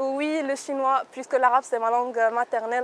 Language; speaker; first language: French; non-native, local second language; Arabic